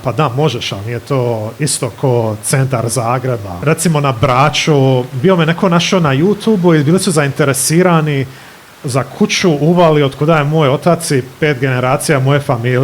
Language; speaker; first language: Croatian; early bilingual, heritage; Croatian